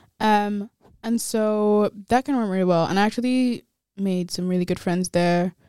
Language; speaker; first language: English; early bilingual, other home language; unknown